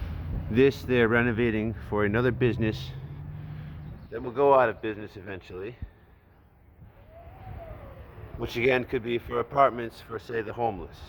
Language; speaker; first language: English; native; English